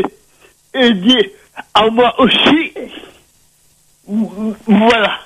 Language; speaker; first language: French; non-native, local second language; Réunion Creole French